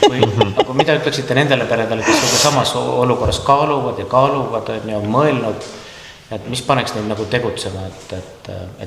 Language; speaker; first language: Estonian; native; Estonian